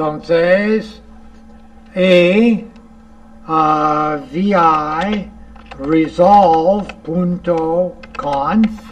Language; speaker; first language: Spanish; non-native, fluent; English